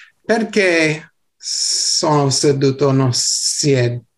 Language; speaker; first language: Italian; non-native, learner; English